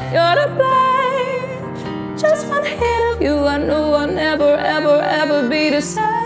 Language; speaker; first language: English; non-native, fluent; Dutch